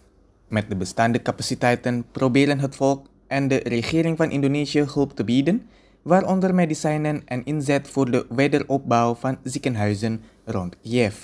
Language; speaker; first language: Dutch; non-native, fluent; Indonesian